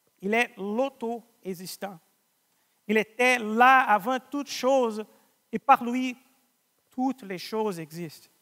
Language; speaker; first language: French; non-native, fluent; Portuguese